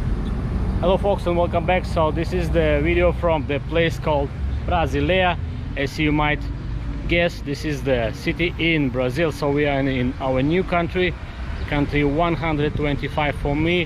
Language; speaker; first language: English; non-native, fluent; Russian